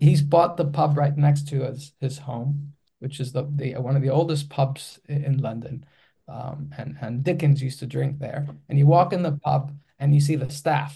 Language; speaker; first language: English; non-native, fluent; Greek